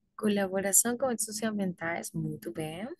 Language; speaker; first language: Portuguese; non-native, learner; Spanish